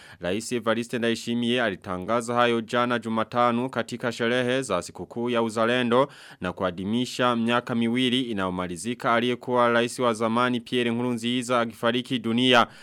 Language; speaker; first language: Swahili; non-native, local second language; Rundi